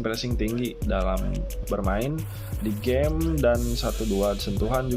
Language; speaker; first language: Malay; non-native, local second language; Sundanese